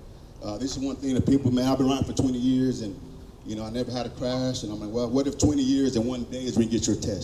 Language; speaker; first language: English; native; English